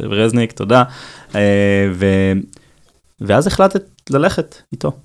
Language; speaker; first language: Hebrew; native; Hebrew